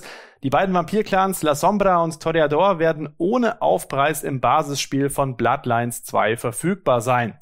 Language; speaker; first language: German; native; German